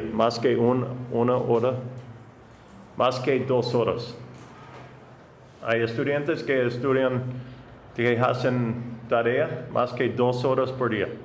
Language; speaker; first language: Spanish; non-native, learner; English